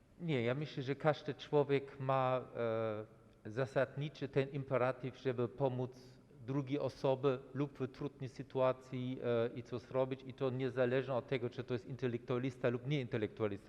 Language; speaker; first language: Polish; non-native, fluent; German